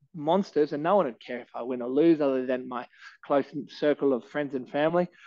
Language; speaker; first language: English; native; English